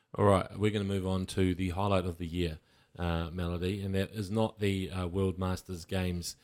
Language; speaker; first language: English; native; English